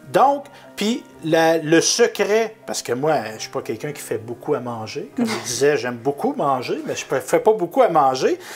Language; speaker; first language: French; native; French